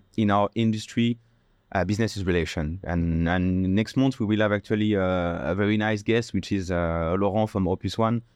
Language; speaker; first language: English; non-native, fluent; French